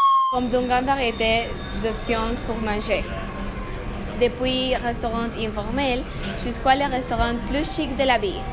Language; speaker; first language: French; non-native, learner; Spanish